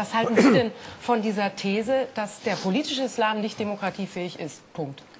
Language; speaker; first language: German; native; German